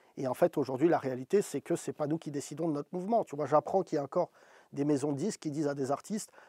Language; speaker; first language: French; native; French